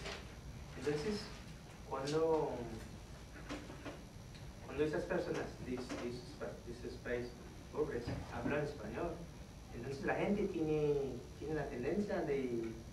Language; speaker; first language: Spanish; non-native, fluent; Haitian Creole